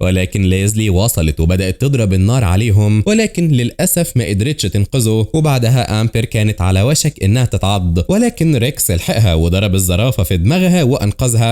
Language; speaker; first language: Arabic; native; Arabic